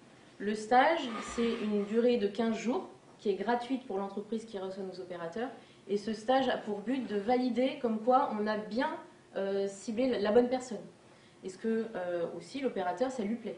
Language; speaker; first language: French; native; French